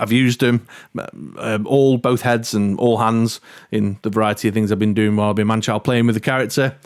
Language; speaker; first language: English; native; English